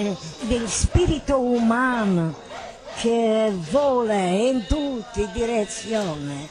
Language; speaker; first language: Italian; non-native, fluent; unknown